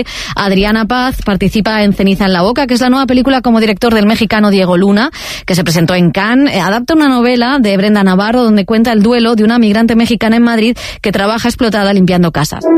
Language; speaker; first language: Spanish; native; Spanish